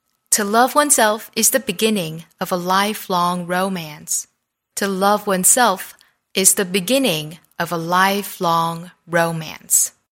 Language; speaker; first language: English; non-native, fluent; Chinese